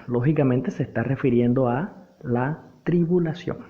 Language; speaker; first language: Spanish; native; Spanish